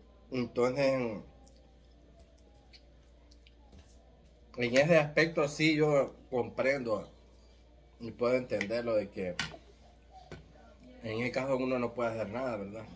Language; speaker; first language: Spanish; native; Spanish